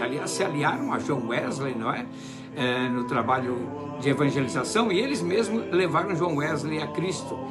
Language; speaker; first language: Portuguese; native; Portuguese